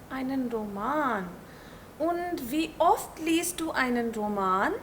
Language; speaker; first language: German; non-native, learner; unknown